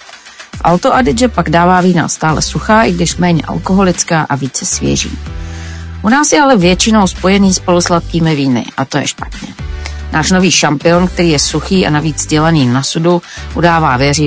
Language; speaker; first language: Czech; native; Czech